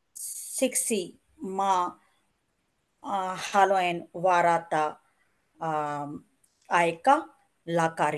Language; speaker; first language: Finnish; non-native, learner; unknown